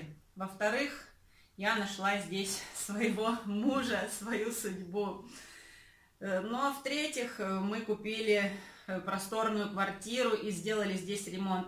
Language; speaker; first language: Russian; native; Russian